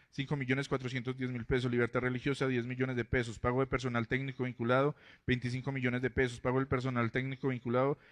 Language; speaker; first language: Spanish; native; Spanish